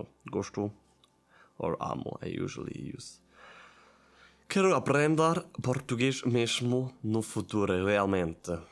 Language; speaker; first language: Portuguese; non-native, learner; Italian